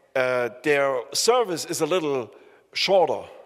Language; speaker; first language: English; non-native, fluent; German